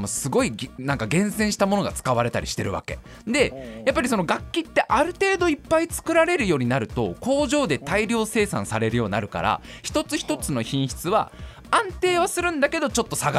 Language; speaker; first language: Japanese; native; Japanese